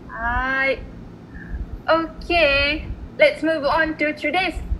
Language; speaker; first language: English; non-native, fluent; Japanese